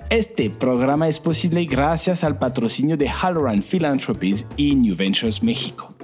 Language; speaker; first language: Spanish; non-native, fluent; French